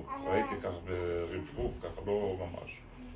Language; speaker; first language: Hebrew; early bilingual, other home language; German